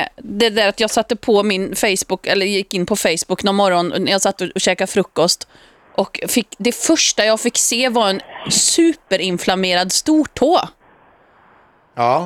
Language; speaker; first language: Swedish; native; Swedish